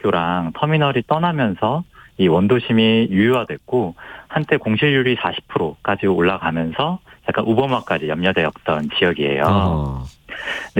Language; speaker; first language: Korean; native; Korean